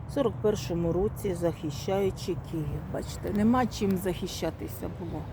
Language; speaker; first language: Ukrainian; non-native, local second language; Russian